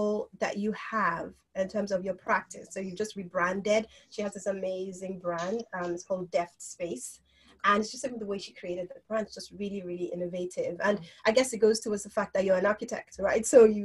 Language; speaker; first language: English; non-native, local second language; Yoruba